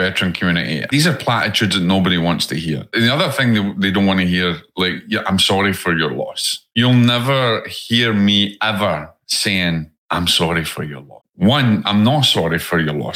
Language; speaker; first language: English; native; English